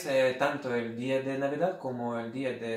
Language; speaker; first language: Spanish; non-native, fluent; Lithuanian